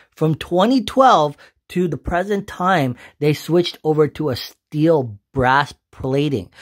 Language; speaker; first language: English; native; English